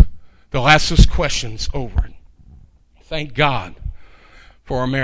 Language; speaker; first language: English; native; English